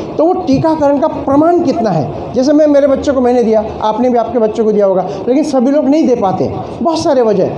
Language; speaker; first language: Hindi; non-native, local second language; Marathi